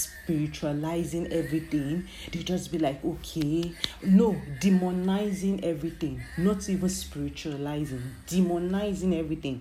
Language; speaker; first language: English; non-native, local second language; Yoruba